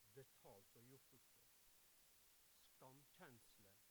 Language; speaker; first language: Norwegian; native; Norwegian